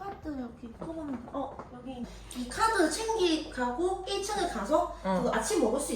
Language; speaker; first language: Korean; non-native, learner; Chinese